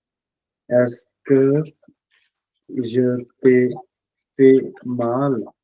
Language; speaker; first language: French; non-native, fluent; Punjabi